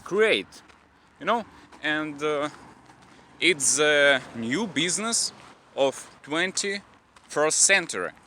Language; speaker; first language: English; non-native, learner; Russian